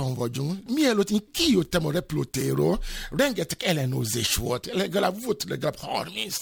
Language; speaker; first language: Hungarian; non-native, fluent; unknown